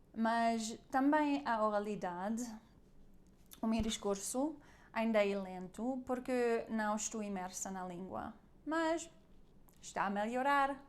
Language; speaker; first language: Portuguese; non-native, learner; German